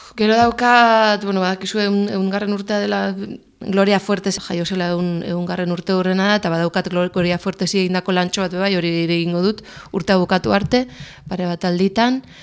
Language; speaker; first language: Basque; non-native, local second language; Spanish